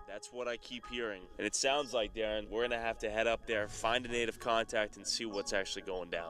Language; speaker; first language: English; native; English